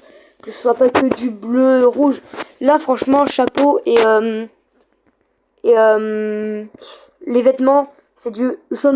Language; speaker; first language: French; native; French